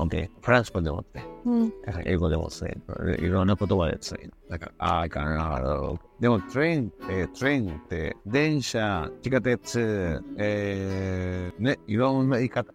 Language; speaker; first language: Japanese; non-native, learner; Spanish